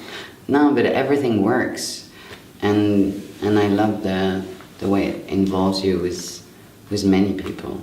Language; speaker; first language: English; non-native, fluent; French